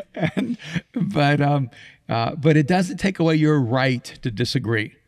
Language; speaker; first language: English; early bilingual, other home language; Spanish